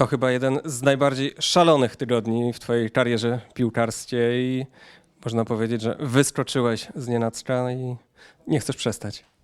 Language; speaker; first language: Polish; native; Polish